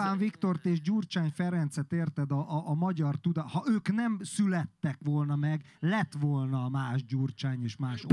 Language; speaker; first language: Hungarian; native; Hungarian